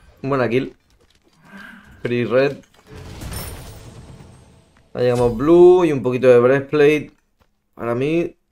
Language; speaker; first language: Spanish; native; Spanish